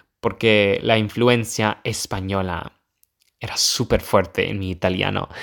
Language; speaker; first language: Spanish; non-native, fluent; English